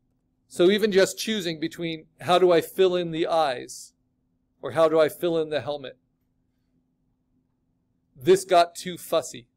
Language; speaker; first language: English; native; English